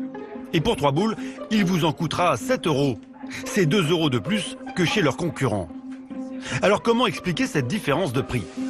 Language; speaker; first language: French; native; French